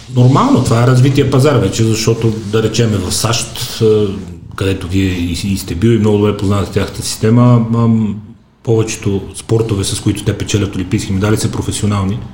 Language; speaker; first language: Bulgarian; native; Bulgarian